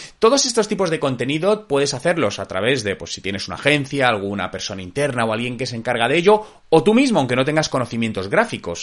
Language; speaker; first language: Spanish; native; Spanish